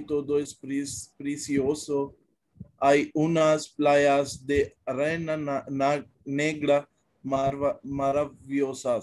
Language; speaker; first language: Spanish; non-native, learner; Hindi